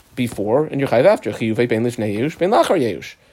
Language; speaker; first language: English; native; English